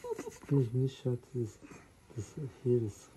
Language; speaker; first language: German; non-native, learner; Somali